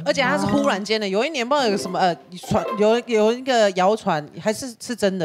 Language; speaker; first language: Chinese; native; Chinese